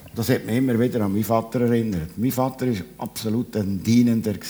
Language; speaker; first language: German; native; German